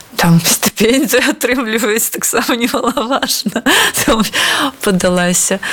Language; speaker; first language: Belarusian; non-native, local second language; Russian